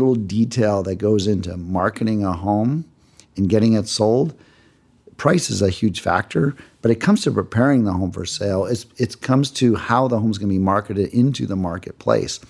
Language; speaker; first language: English; native; English